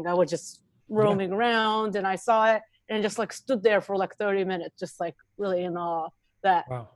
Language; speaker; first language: English; non-native, fluent; Japanese